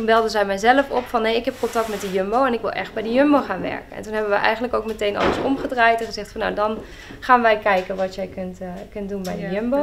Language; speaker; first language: Dutch; native; Dutch